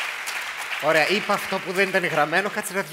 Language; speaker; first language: Greek; native; Greek